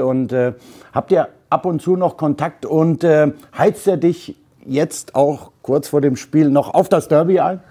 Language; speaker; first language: German; native; German